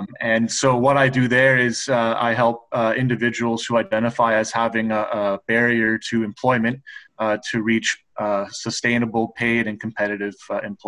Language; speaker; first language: English; native; English